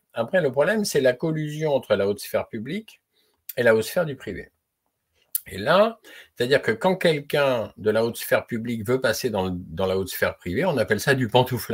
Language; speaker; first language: French; native; French